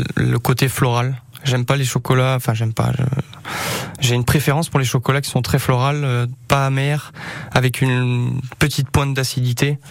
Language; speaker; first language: French; native; French